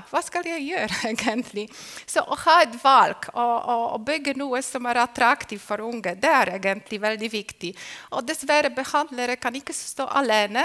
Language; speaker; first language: Norwegian; non-native, fluent; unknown